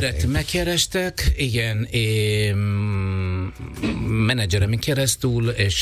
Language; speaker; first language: Hungarian; non-native, learner; Italian